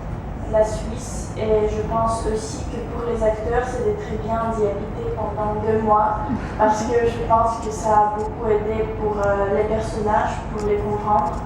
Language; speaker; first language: French; non-native, fluent; Russian